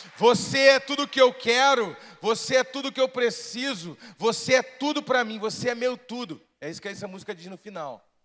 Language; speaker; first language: Portuguese; native; Portuguese